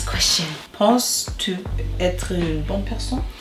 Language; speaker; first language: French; non-native, learner; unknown